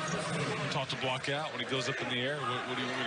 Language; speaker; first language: English; native; English